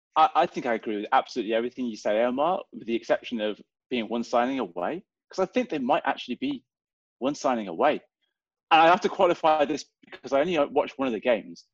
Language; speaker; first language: English; native; English